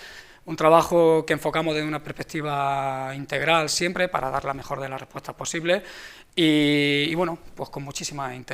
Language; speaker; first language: Spanish; native; Spanish